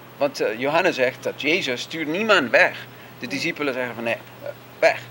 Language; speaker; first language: Dutch; non-native, fluent; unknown